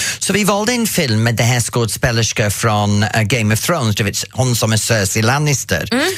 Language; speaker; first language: Swedish; non-native, fluent; English